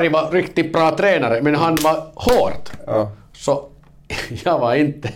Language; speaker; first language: Swedish; non-native, learner; Finnish